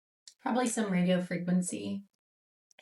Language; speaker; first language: English; native; English